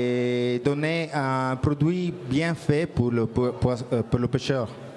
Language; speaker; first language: French; non-native, learner; Italian